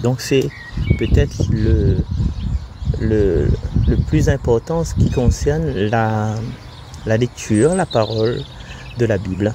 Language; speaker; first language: French; non-native, local second language; Réunion Creole French